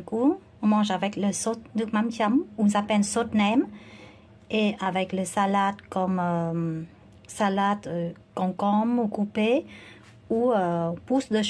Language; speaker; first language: French; non-native, learner; Vietnamese